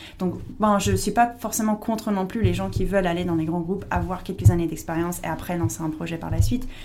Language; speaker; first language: French; non-native, fluent; English